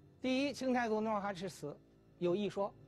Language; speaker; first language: Chinese; native; Chinese